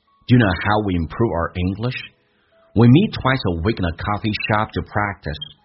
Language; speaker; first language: English; non-native, fluent; Chinese